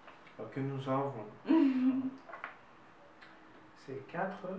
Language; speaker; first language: French; non-native, fluent; Russian